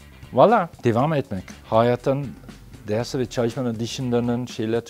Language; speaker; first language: Turkish; non-native, fluent; German